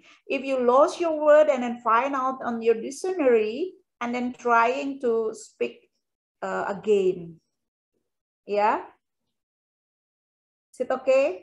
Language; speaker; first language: English; non-native, fluent; Indonesian